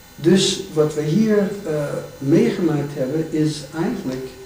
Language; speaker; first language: Dutch; non-native, fluent; English